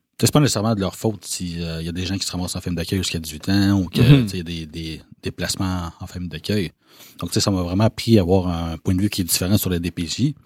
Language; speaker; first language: French; native; French